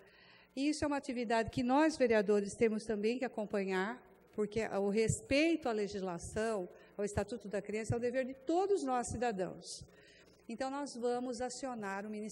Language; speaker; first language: Portuguese; native; Portuguese